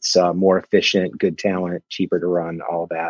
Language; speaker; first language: English; native; English